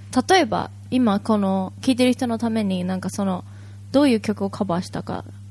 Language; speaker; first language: Japanese; native; Japanese